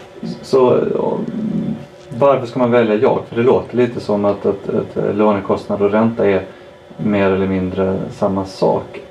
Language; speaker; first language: Swedish; native; Swedish